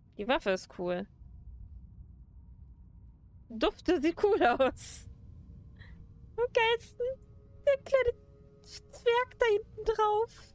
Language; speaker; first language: German; native; German